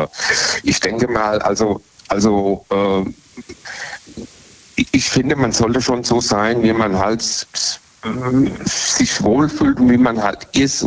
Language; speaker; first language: German; native; German